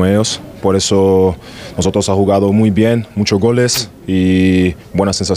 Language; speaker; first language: Spanish; non-native, learner; German